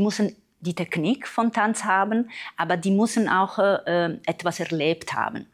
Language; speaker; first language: German; non-native, fluent; Italian